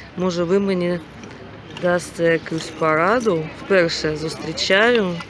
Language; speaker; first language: Ukrainian; non-native, local second language; Russian